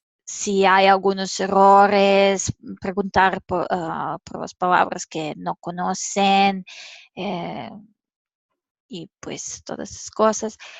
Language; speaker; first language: Spanish; non-native, fluent; Serbian